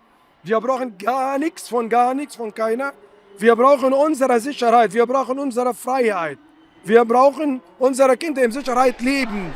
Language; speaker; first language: German; non-native, fluent; Arabic